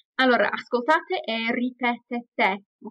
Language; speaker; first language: Italian; non-native, fluent; English